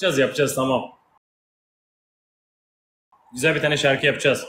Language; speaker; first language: Turkish; native; Turkish